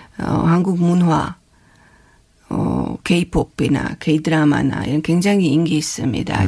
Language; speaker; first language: Korean; non-native, fluent; Hungarian